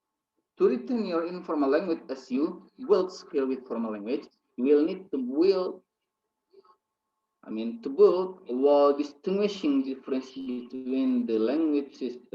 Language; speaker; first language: English; non-native, learner; Indonesian